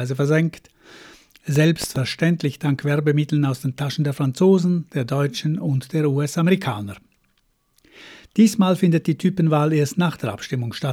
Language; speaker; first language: German; native; German